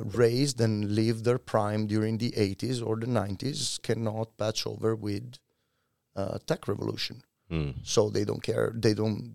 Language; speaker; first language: English; non-native, fluent; Italian